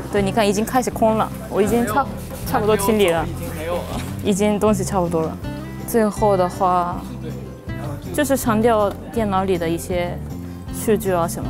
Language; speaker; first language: Chinese; non-native, fluent; Japanese